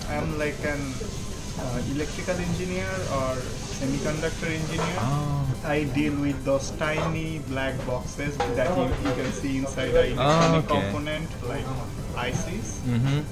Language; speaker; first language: English; non-native, local second language; Bangla